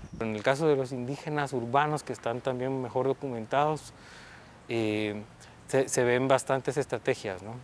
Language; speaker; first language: Spanish; native; Spanish